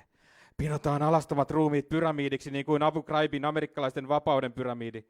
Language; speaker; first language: Finnish; native; Finnish